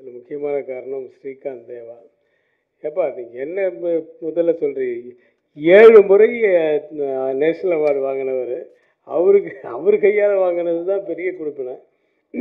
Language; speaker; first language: Tamil; native; Tamil